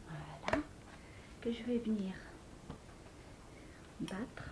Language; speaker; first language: French; native; French